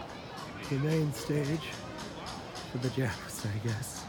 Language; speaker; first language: English; native; English